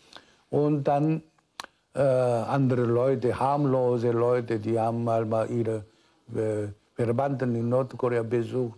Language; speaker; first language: German; non-native, fluent; Korean